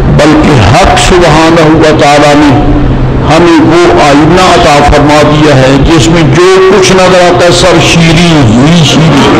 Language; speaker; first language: Urdu; non-native, local second language; Punjabi